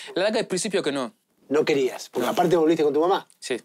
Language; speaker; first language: Spanish; non-native, learner; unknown